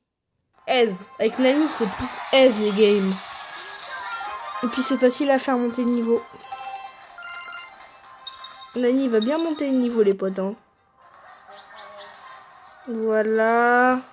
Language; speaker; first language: French; native; French